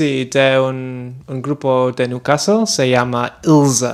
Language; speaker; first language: Spanish; non-native, learner; English